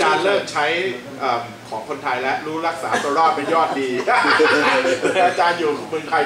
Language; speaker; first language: Thai; native; Thai